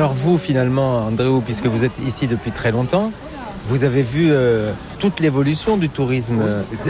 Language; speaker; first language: French; native; French